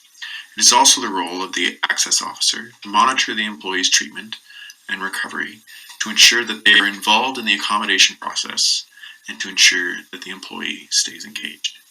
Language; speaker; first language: English; native; English